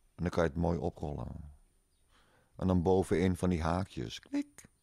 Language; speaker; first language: Dutch; native; Dutch